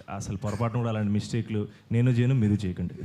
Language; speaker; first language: Telugu; native; Telugu